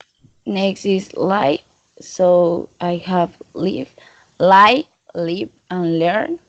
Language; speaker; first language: English; non-native, learner; Spanish